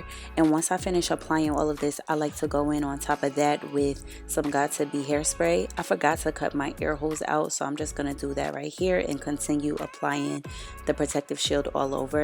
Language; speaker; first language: English; native; English